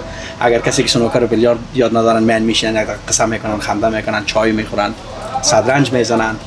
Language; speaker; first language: Persian; native; Persian